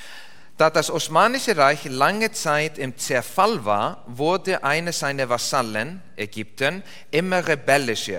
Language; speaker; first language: German; non-native, learner; Icelandic